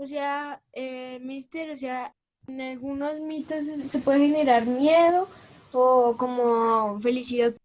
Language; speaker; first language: Spanish; native; Spanish